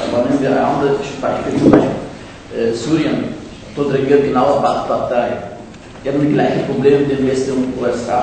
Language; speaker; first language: German; non-native, fluent; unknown